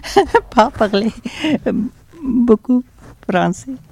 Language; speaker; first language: French; non-native, learner; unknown